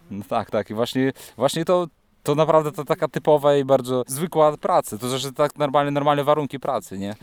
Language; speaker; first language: Polish; non-native, fluent; Russian